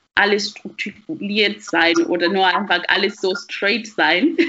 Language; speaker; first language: German; non-native, fluent; Shona